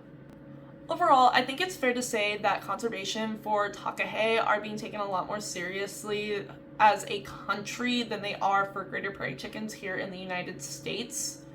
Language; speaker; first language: English; native; English